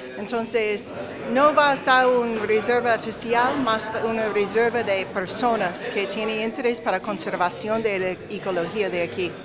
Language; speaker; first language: Spanish; non-native, learner; English